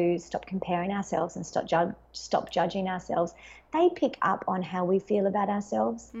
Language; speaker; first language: English; native; English